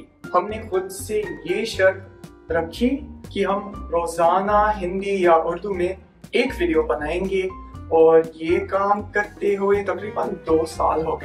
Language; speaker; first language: Hindi; non-native, fluent; English